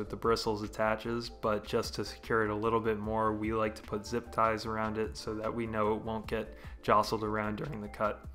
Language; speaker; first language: English; native; English